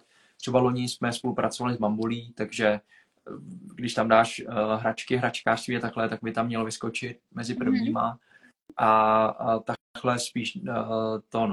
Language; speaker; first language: Czech; early bilingual, other home language; Vietnamese